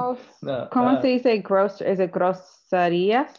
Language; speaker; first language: Spanish; non-native, learner; English